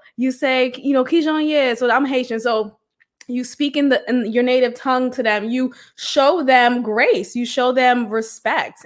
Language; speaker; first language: English; early bilingual, other home language; Haitian Creole